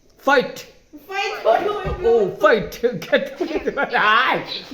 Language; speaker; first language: English; non-native, learner; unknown